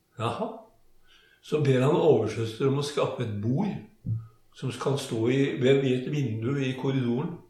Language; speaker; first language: Norwegian; native; Norwegian